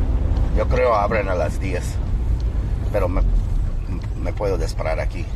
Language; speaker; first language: Spanish; non-native, learner; English